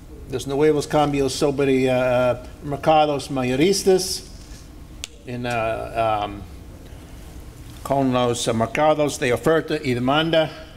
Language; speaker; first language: Spanish; non-native, learner; English